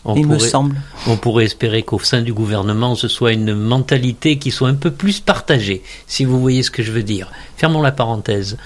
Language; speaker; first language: French; native; French